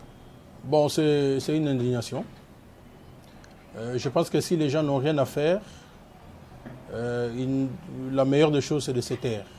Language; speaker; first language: French; non-native, local second language; Lingala